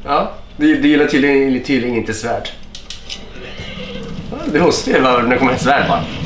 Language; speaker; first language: Swedish; native; Swedish